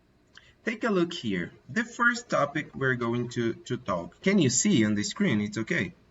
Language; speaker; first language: English; non-native, fluent; Portuguese